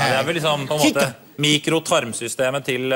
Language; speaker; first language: Norwegian; native; Norwegian